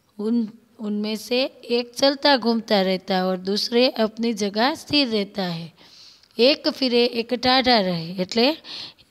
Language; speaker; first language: Hindi; non-native, local second language; Gujarati